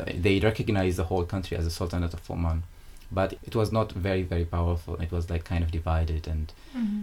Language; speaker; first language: English; non-native, fluent; Arabic